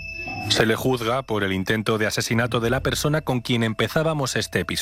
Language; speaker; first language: Spanish; native; Spanish